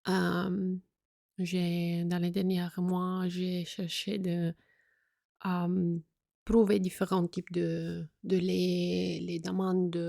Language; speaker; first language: French; non-native, fluent; Italian